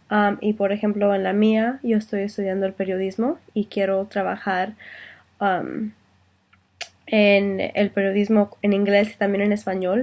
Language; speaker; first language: Spanish; early bilingual, heritage; Spanish